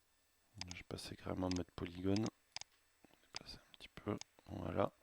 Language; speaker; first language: French; native; French